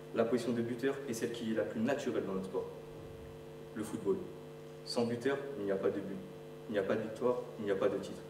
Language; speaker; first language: French; native; French